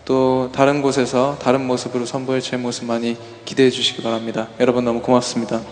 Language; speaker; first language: Korean; native; Korean